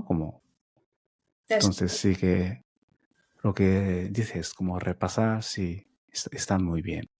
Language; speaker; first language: Spanish; non-native, fluent; Japanese